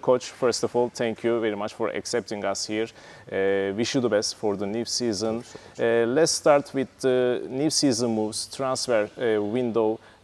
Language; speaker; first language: English; non-native, fluent; Turkish